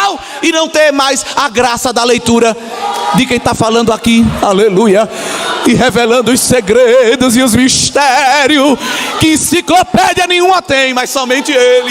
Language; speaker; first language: Portuguese; native; Portuguese